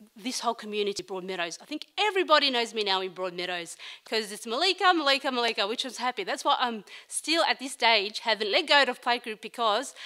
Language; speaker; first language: English; non-native, fluent; Arabic